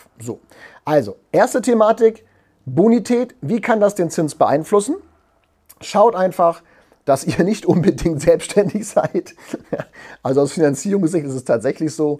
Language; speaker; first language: German; native; German